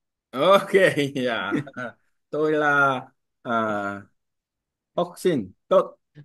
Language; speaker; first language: Vietnamese; non-native, learner; Korean